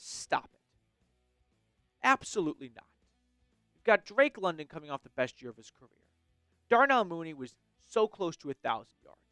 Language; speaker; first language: English; native; English